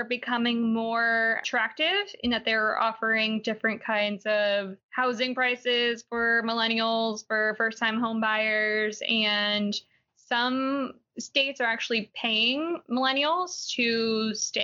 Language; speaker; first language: English; native; English